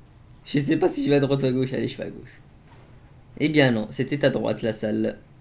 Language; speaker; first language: French; native; French